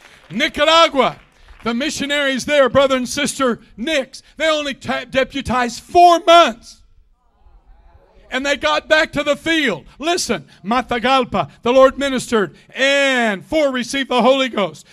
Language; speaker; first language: English; native; English